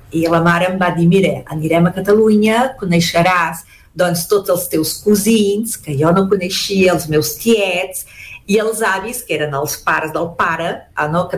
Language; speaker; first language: Catalan; early bilingual, heritage; Catalan